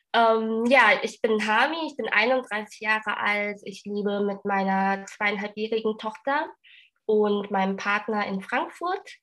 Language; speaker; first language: German; early bilingual, other home language; Vietnamese